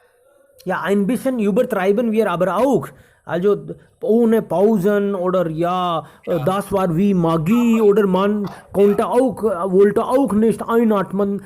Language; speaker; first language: German; non-native, fluent; Hindi